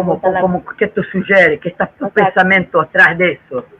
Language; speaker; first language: Spanish; non-native, learner; Portuguese